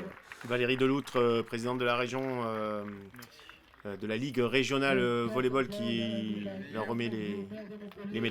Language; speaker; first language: French; native; French